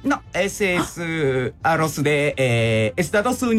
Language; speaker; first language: Spanish; non-native, learner; Japanese